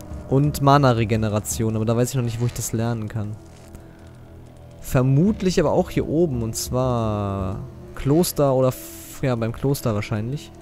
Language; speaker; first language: German; native; German